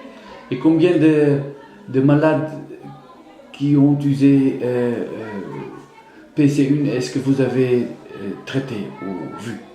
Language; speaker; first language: French; non-native, fluent; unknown